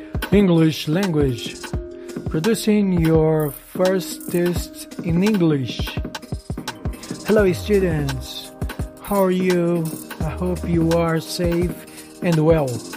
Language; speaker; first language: English; non-native, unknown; Portuguese